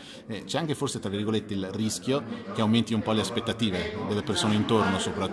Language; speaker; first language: Italian; native; Italian